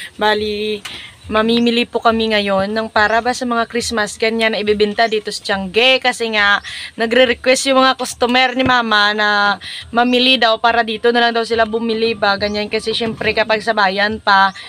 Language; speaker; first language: Filipino; non-native, local second language; Hiligaynon